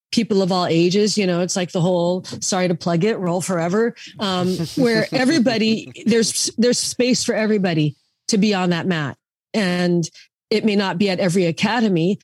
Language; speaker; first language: English; native; English